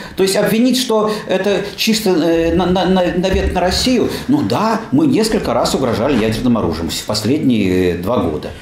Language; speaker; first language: Russian; native; Russian